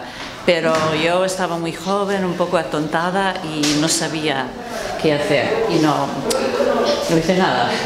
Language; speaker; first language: Spanish; non-native, fluent; English